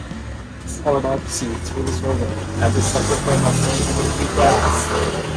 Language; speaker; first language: English; non-native, learner; Turkish